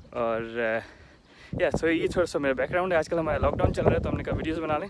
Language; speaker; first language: Urdu; native; Urdu